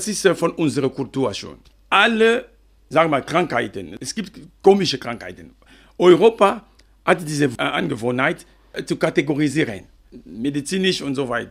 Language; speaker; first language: German; non-native, fluent; French